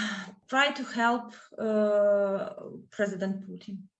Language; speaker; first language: English; non-native, fluent; Ukrainian